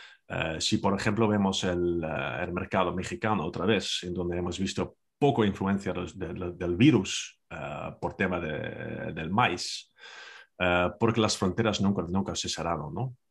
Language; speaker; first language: Spanish; non-native, fluent; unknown